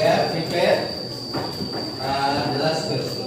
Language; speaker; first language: English; non-native, learner; Indonesian